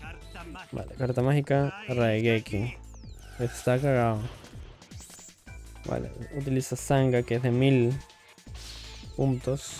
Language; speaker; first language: Spanish; native; Spanish